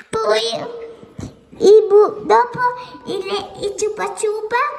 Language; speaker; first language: Italian; early bilingual, other home language; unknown